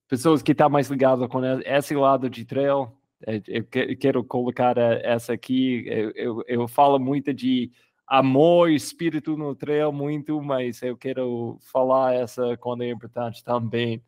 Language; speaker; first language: Portuguese; non-native, fluent; English